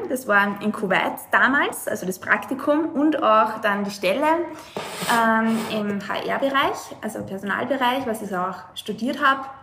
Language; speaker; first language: German; native; German